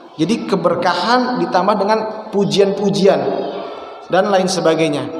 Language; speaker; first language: Indonesian; native; Indonesian